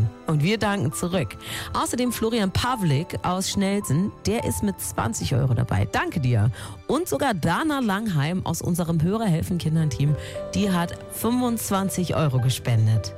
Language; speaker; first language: German; native; German